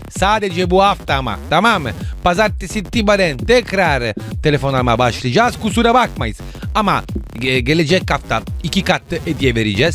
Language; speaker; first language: Turkish; non-native, learner; Italian